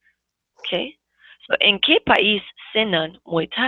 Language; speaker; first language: Spanish; non-native, fluent; English